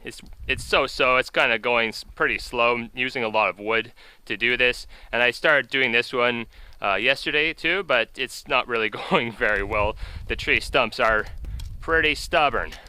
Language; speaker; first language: English; native; English